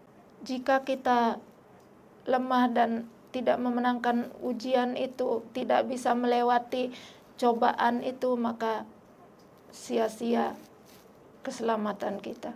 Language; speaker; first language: Indonesian; non-native, local second language; Sasak